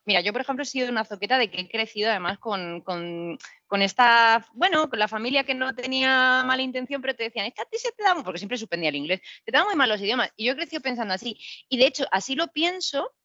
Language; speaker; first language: Spanish; native; Spanish